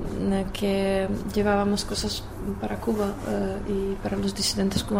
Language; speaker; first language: Spanish; non-native, fluent; Czech